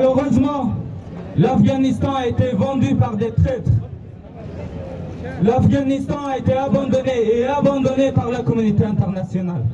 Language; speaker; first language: French; non-native, fluent; Persian